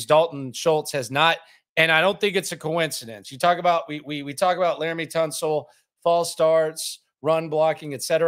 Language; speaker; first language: English; native; English